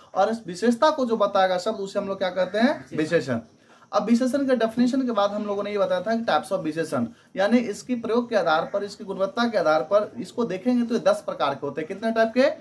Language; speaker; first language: Hindi; native; Hindi